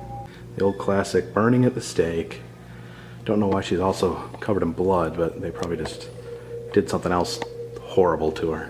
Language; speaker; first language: English; native; English